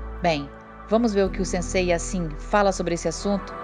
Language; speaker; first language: Portuguese; native; Portuguese